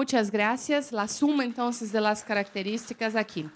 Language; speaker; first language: Spanish; non-native, fluent; Portuguese